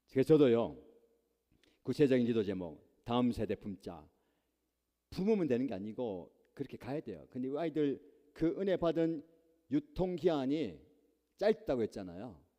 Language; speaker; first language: Korean; native; Korean